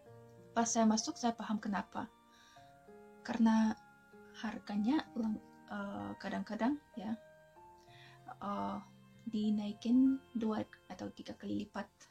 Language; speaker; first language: Indonesian; non-native, fluent; Russian